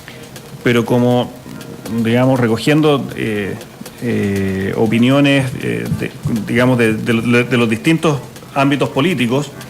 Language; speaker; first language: Spanish; native; Spanish